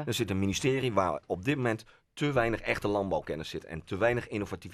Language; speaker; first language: Dutch; native; Dutch